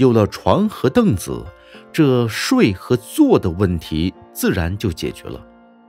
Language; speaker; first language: Chinese; native; Chinese